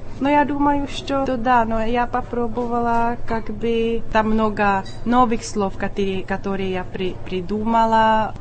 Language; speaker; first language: Russian; non-native, fluent; Czech